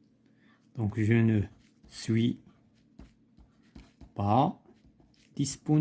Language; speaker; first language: French; non-native, local second language; Arabic